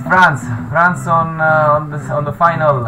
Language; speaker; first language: English; non-native, learner; Italian